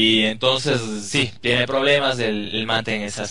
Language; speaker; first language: Spanish; native; Spanish